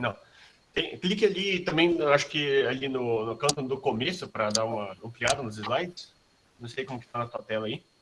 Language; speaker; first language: Portuguese; native; Portuguese